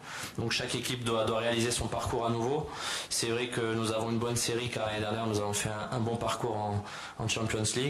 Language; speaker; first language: French; native; French